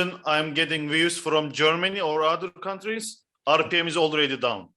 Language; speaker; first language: English; non-native, fluent; Turkish